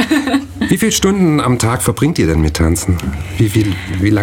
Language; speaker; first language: German; native; German